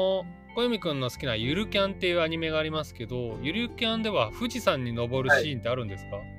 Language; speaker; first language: Japanese; native; Japanese